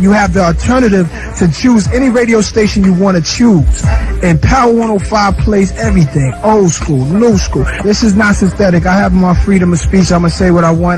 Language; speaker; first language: English; native; English